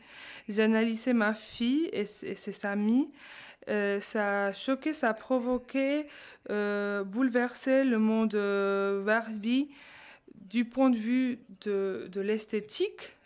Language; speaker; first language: French; non-native, fluent; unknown